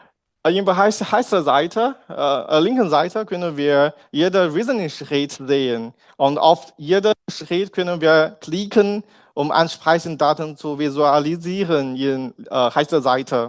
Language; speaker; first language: German; non-native, learner; Chinese